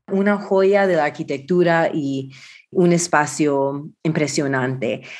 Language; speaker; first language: Spanish; non-native, fluent; English